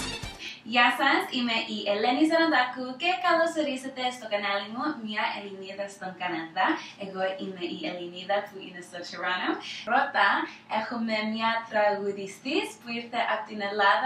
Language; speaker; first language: Greek; early bilingual, heritage; Greek